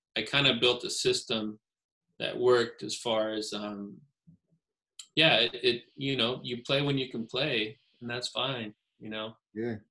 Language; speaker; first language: English; native; English